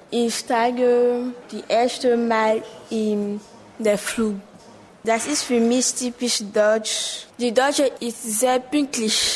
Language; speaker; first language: German; non-native, learner; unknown